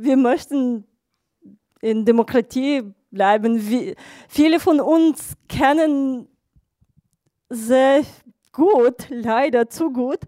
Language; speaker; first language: German; non-native, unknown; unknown